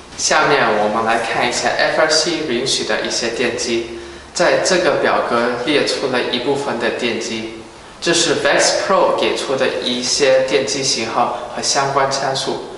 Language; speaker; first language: Chinese; early bilingual, heritage; Chinese